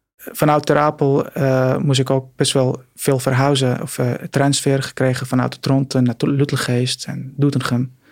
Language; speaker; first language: Dutch; non-native, fluent; Arabic